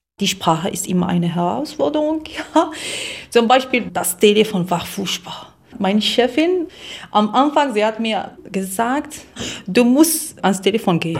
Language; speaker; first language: German; non-native, learner; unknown